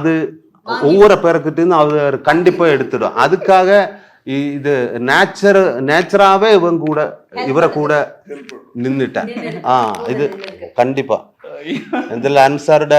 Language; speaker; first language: Tamil; non-native, learner; Malayalam